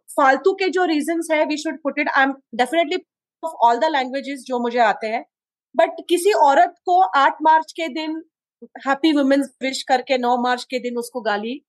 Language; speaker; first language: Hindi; non-native, local second language; Konkani